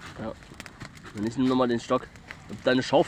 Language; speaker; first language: German; native; German